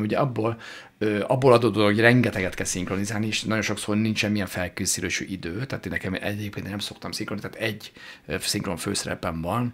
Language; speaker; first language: Hungarian; native; Hungarian